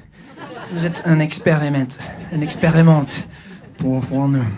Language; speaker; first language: French; non-native, learner; English